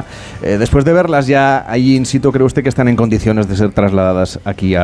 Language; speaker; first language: Spanish; native; Spanish